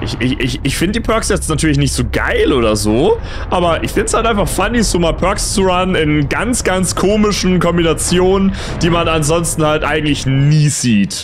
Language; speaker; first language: German; native; German